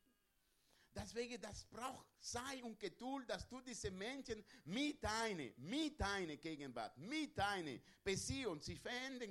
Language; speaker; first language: German; non-native, learner; Spanish